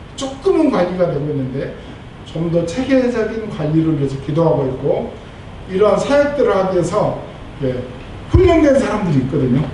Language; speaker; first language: Korean; native; Korean